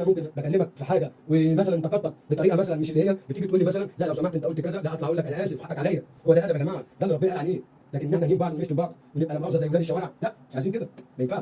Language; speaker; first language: Arabic; native; Arabic